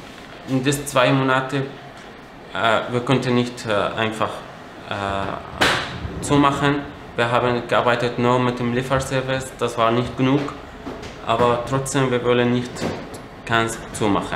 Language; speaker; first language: German; non-native, learner; Arabic